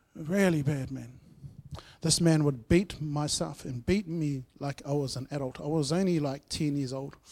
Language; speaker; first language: English; native; English